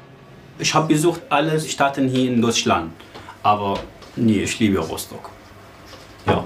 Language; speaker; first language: German; non-native, learner; Arabic